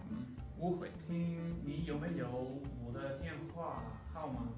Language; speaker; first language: Chinese; non-native, learner; English